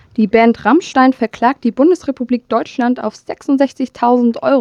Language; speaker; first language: German; native; German